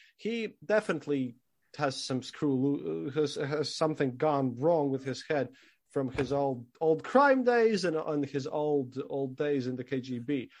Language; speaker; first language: English; non-native, fluent; Latvian